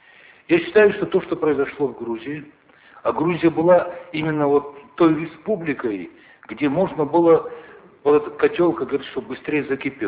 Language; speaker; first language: Russian; non-native, local second language; Ossetic